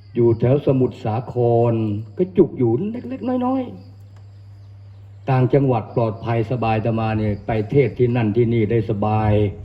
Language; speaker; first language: Thai; non-native, local second language; Northern Khmer